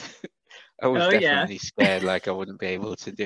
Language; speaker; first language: English; native; English